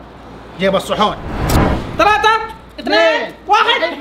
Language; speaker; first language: Arabic; native; Arabic